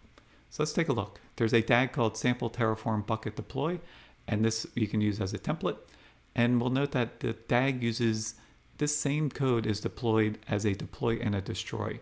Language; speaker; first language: English; native; English